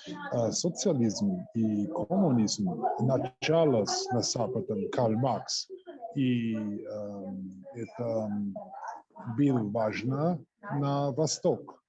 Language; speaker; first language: Russian; non-native, learner; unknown